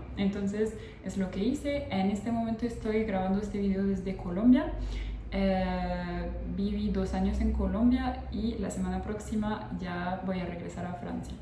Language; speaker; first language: Spanish; non-native, fluent; French